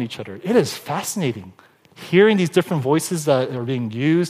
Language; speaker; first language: English; native; English